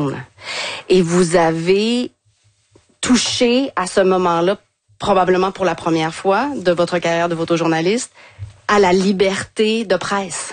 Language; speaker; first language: French; native; French